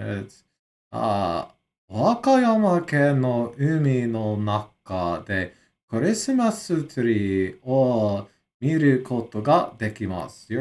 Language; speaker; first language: Japanese; non-native, learner; English